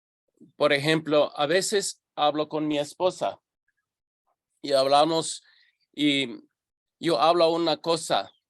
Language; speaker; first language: Spanish; non-native, fluent; English